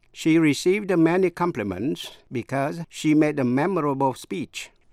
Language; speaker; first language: English; non-native, fluent; Vietnamese